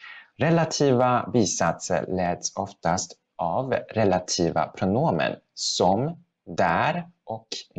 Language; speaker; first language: Swedish; non-native, fluent; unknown